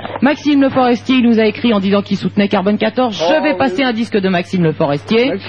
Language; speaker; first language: French; native; French